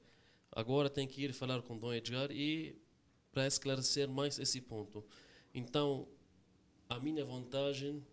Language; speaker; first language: Portuguese; non-native, fluent; Arabic